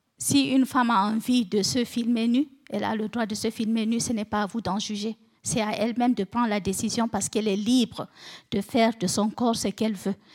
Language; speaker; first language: French; non-native, local second language; Fula